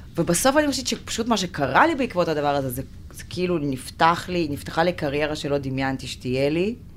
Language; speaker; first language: Hebrew; non-native, fluent; Russian